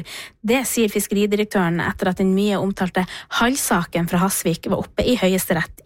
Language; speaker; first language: Norwegian; native; Norwegian